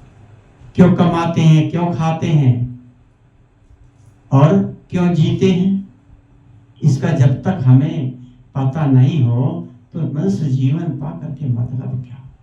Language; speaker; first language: Hindi; native; Hindi